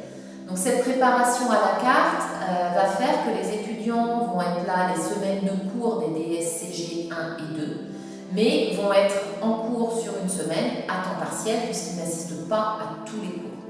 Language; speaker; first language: French; native; French